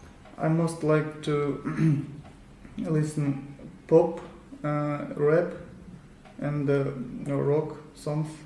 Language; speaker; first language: English; non-native, learner; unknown